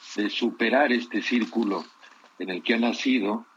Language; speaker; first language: Spanish; native; Spanish